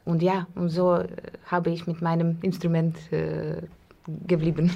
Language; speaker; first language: German; non-native, fluent; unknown